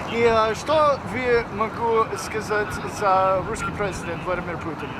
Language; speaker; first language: Russian; non-native, learner; English